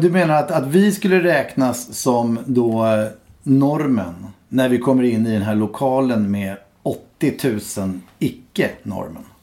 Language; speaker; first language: Swedish; native; Swedish